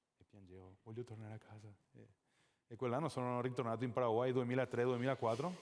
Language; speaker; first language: Italian; non-native, fluent; Spanish